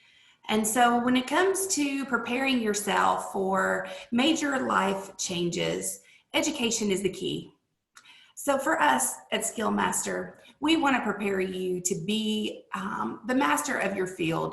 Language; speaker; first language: English; native; English